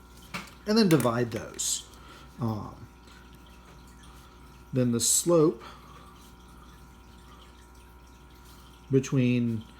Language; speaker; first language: English; native; English